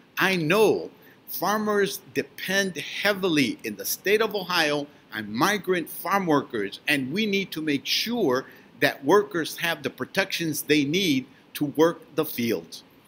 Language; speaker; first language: English; early bilingual, other home language; Spanish